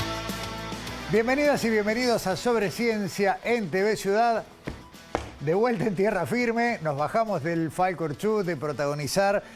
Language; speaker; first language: Spanish; native; Spanish